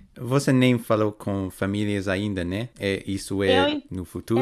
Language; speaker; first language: Portuguese; non-native, fluent; English